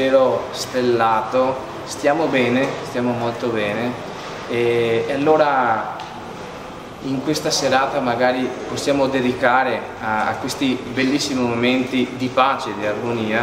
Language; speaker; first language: Italian; native; Italian